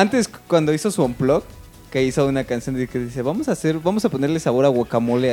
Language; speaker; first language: Spanish; native; Spanish